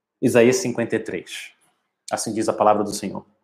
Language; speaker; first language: Portuguese; native; Portuguese